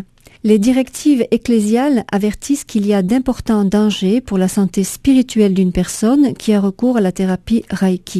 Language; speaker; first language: French; native; French